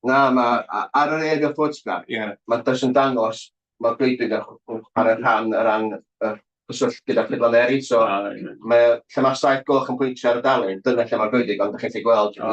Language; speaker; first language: Welsh; native; Welsh